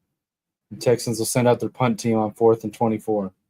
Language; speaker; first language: English; native; English